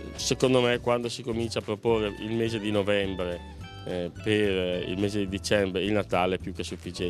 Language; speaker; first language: Italian; native; Italian